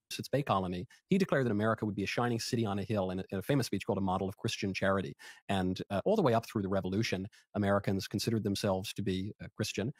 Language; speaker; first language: English; native; English